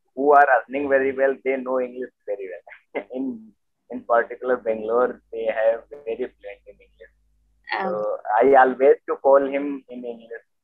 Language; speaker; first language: English; non-native, local second language; Hindi